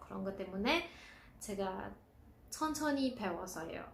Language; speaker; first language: Korean; non-native, learner; Filipino